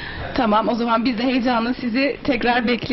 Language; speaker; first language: Turkish; native; Turkish